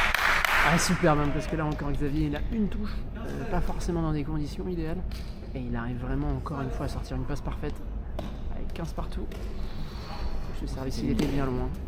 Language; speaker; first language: French; native; French